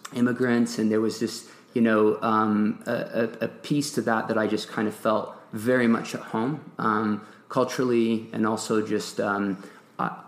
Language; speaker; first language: English; early bilingual, other home language; French